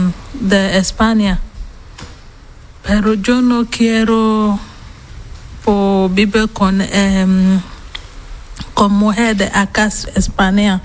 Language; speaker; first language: Spanish; non-native, learner; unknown